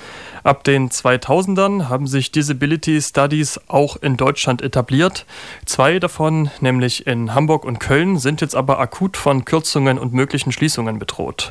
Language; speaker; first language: German; native; German